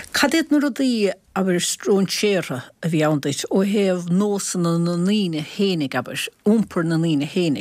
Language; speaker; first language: Irish; native; Irish